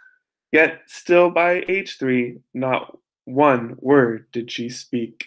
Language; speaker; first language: English; native; English